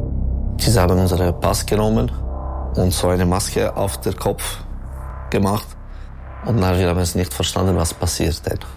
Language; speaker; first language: German; non-native, learner; French